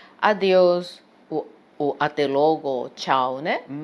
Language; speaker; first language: Portuguese; non-native, fluent; Japanese